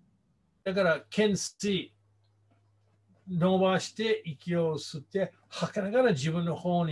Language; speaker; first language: Japanese; non-native, fluent; English